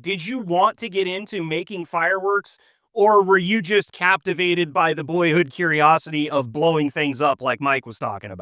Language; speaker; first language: English; native; English